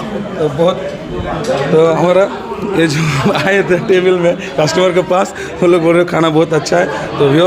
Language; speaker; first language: Hindi; non-native, local second language; Bangla